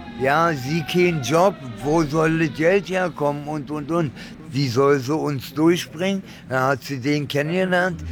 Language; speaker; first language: German; early bilingual, other home language; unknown